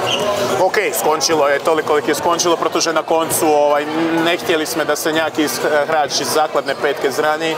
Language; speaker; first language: Czech; non-native, learner; Croatian